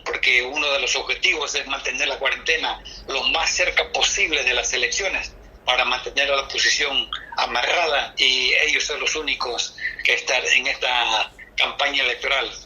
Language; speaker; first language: Spanish; native; Spanish